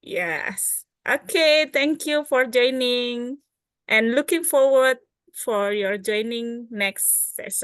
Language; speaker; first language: English; non-native, learner; Indonesian